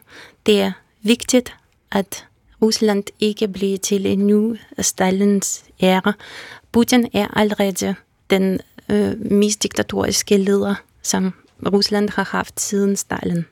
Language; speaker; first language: Danish; non-native, fluent; Russian